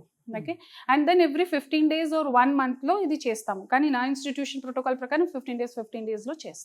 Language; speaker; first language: Telugu; non-native, local second language; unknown